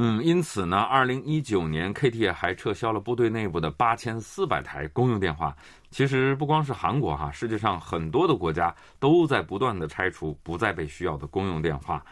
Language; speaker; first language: Chinese; native; Chinese